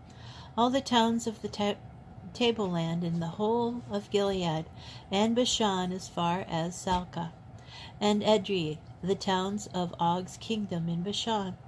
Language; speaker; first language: English; native; English